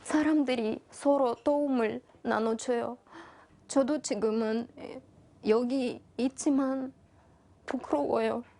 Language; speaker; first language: Korean; non-native, learner; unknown